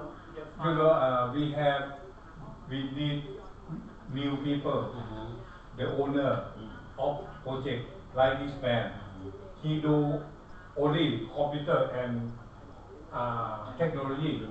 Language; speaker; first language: English; non-native, learner; Thai